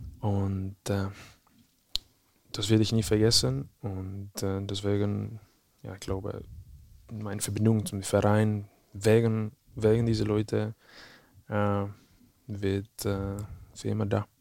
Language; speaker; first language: German; non-native, fluent; Czech